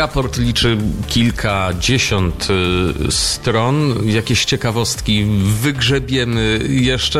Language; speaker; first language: Polish; native; Polish